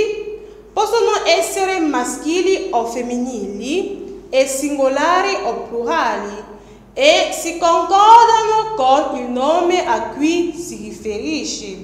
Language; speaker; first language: Italian; non-native, fluent; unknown